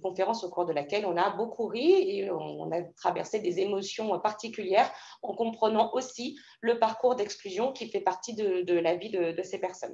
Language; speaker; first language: French; native; French